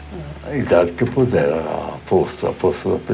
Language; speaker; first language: Portuguese; early bilingual, other home language; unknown